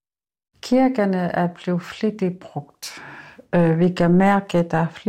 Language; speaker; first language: Danish; non-native, local second language; Kalaallisut